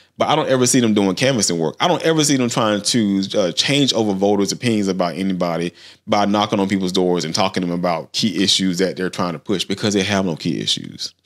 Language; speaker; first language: English; native; English